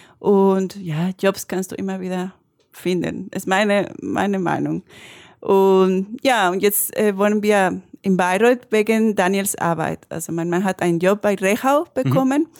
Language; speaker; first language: German; non-native, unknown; Spanish